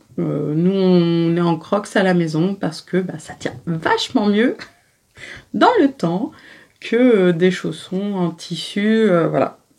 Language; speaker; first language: French; native; French